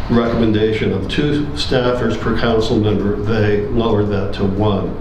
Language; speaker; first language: English; native; English